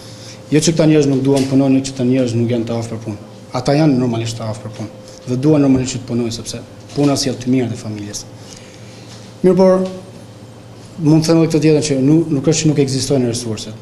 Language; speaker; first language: Albanian; native; Albanian